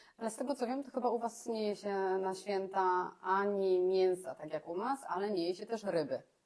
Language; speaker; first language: Polish; native; Polish